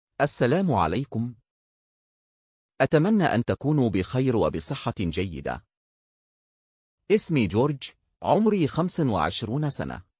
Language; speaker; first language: Arabic; non-native, fluent; French